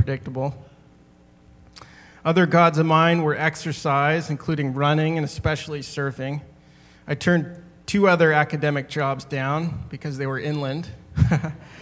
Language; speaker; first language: English; native; English